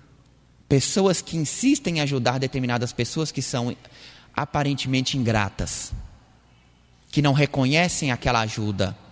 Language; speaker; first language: Portuguese; native; Portuguese